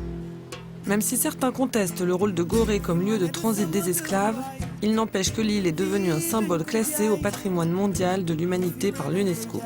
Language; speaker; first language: French; native; French